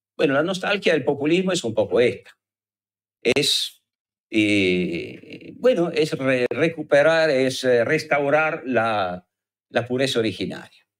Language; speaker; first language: Spanish; non-native, fluent; Italian